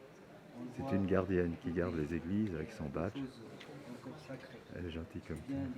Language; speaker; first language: French; native; French